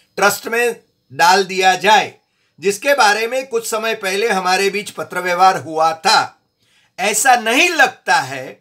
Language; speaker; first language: Hindi; non-native, local second language; Gujarati